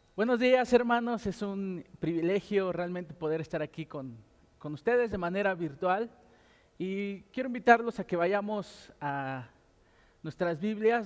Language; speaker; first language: Spanish; native; Spanish